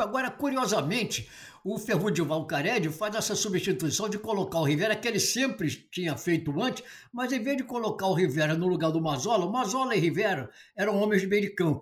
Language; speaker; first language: Portuguese; native; Portuguese